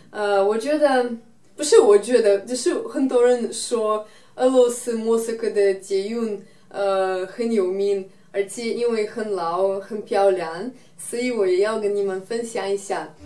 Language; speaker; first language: Chinese; non-native, fluent; Russian